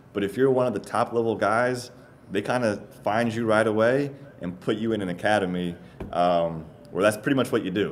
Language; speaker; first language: English; native; English